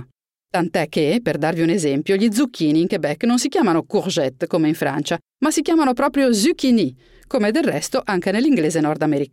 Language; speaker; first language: Italian; native; Italian